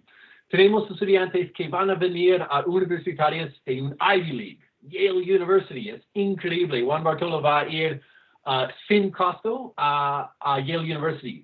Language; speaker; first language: Spanish; non-native, fluent; English